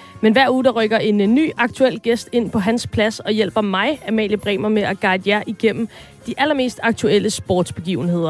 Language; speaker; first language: Danish; native; Danish